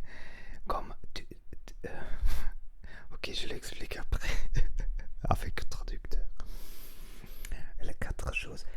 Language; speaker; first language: French; non-native, learner; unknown